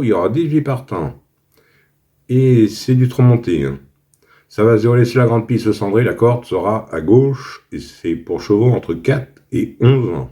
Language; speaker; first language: French; native; French